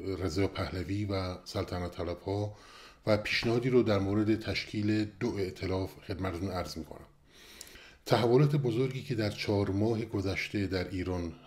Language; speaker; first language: Persian; non-native, local second language; Kurdish